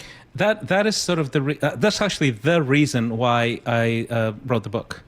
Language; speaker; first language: English; non-native, fluent; Spanish